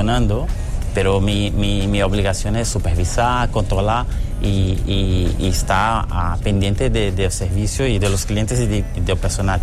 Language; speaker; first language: Spanish; early bilingual, heritage; Portuguese